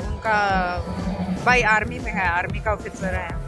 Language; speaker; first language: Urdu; non-native, fluent; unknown